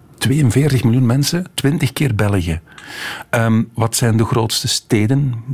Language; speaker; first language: Dutch; native; Dutch